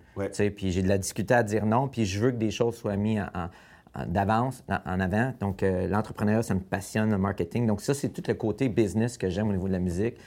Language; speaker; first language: French; native; French